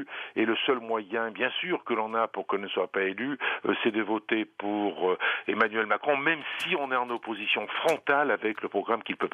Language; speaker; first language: French; native; French